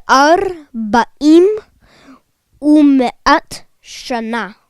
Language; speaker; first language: Hebrew; non-native, learner; English